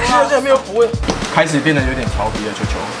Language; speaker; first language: Chinese; native; Chinese